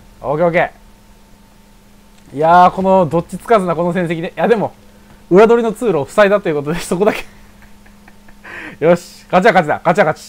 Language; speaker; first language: Japanese; native; Japanese